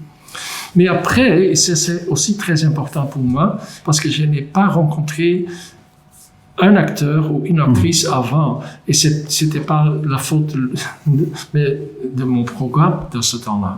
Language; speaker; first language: French; non-native, local second language; Dutch